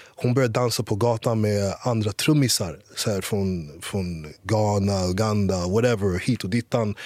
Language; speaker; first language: Swedish; early bilingual, other home language; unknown